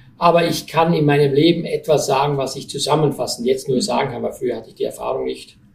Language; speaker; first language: German; native; German